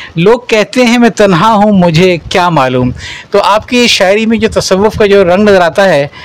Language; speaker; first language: Urdu; native; Urdu